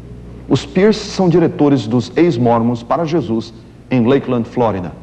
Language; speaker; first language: Portuguese; native; Portuguese